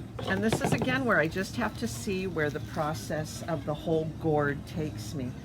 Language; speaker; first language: English; native; English